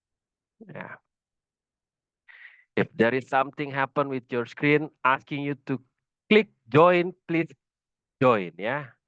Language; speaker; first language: English; non-native, fluent; Indonesian